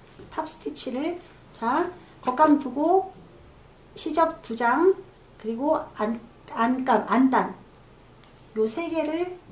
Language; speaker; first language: Korean; native; Korean